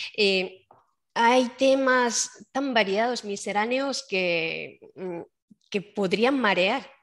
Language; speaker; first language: Spanish; non-native, fluent; Japanese